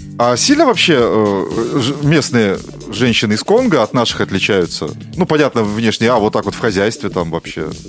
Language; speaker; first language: Russian; native; Russian